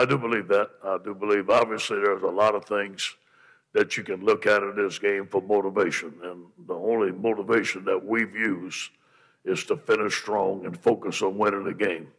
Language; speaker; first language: English; native; English